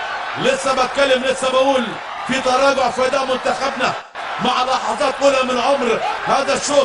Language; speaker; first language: Arabic; native; Arabic